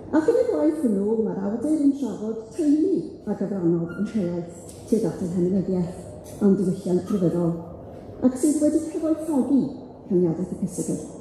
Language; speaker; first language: Welsh; native; Welsh